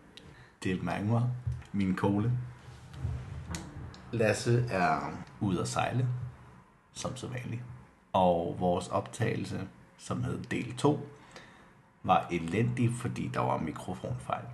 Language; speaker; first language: Danish; non-native, local second language; Kalaallisut